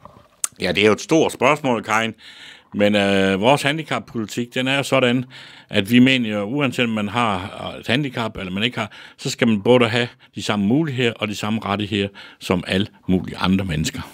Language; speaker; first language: Danish; native; Danish